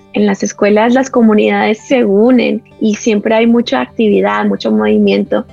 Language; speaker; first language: Spanish; early bilingual, heritage; Spanish